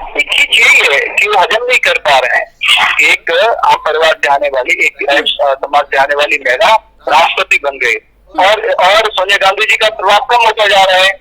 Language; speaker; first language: Hindi; native; Hindi